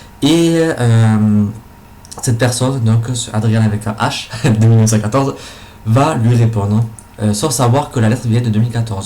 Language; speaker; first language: French; native; French